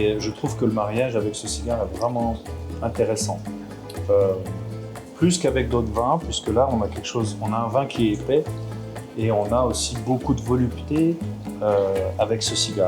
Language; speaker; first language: French; native; French